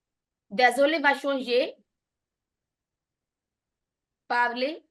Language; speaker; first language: French; non-native, fluent; Punjabi